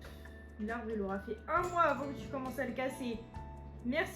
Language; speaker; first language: French; native; French